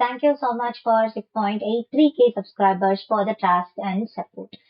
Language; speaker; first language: English; non-native, local second language; Tamil